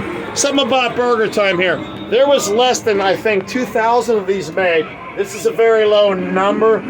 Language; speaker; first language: English; native; English